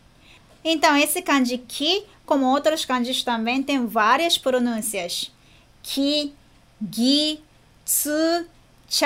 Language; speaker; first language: Portuguese; non-native, fluent; Japanese